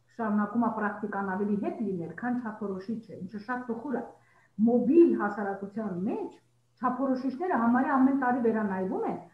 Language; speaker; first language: Armenian; native; Armenian